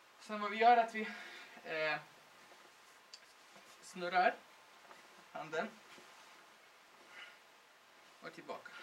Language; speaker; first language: Swedish; non-native, fluent; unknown